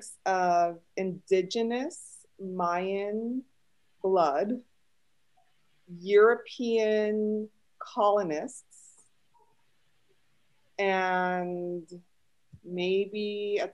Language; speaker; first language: English; early bilingual, other home language; Spanish